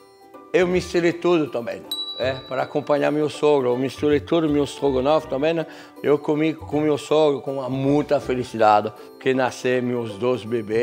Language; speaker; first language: Portuguese; non-native, fluent; French